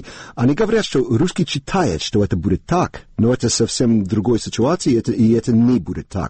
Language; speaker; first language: Russian; non-native, learner; English